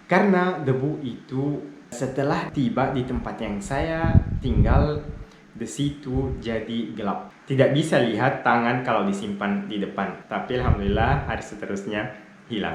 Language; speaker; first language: Indonesian; non-native, fluent; Arabic